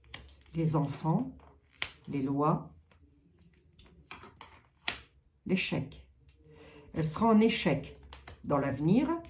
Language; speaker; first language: French; native; French